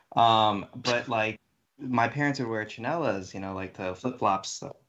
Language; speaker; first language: English; native; English